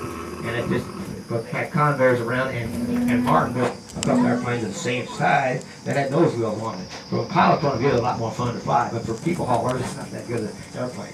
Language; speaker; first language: English; native; English